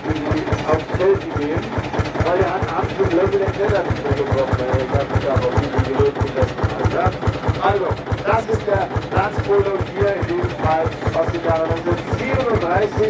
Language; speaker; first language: German; native; German